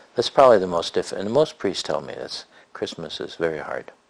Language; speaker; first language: English; native; English